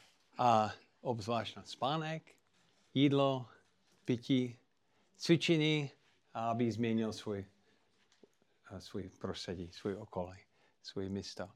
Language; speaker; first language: Czech; non-native, fluent; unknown